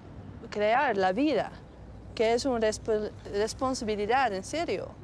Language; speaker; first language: Spanish; non-native, learner; Dutch